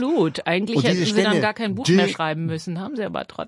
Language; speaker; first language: German; native; German